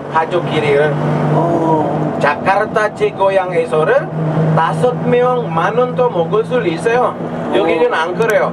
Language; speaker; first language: Korean; non-native, learner; Indonesian